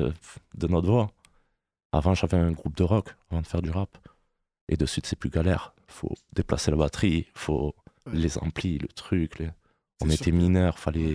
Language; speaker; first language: French; native; French